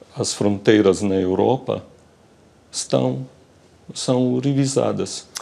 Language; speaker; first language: Portuguese; non-native, fluent; Ukrainian